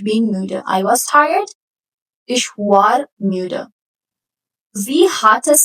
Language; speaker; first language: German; non-native, fluent; Urdu